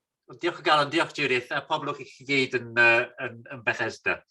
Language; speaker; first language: Welsh; non-native, fluent; English